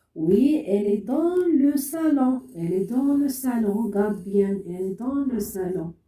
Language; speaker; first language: French; non-native, local second language; Arabic